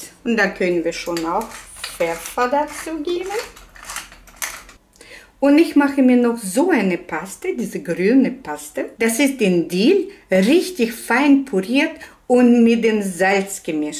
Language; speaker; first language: German; non-native, fluent; Russian